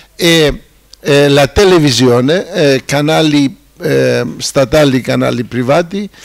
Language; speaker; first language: Italian; non-native, fluent; Greek